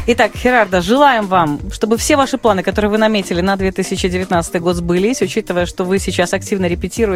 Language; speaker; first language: Russian; native; Russian